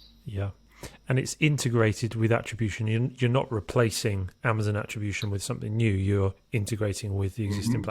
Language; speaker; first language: English; native; English